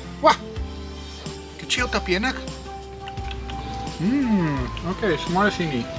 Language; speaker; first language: Indonesian; non-native, learner; Dutch